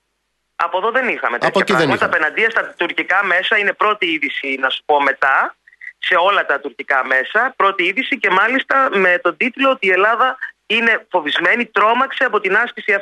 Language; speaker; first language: Greek; native; Greek